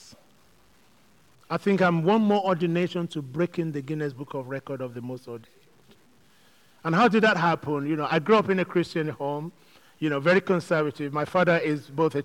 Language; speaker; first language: English; non-native, local second language; Yoruba